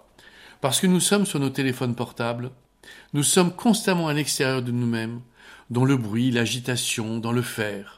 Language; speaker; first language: French; native; French